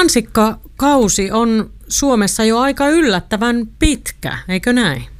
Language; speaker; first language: Finnish; native; Finnish